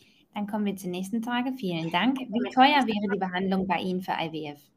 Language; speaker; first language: German; native; German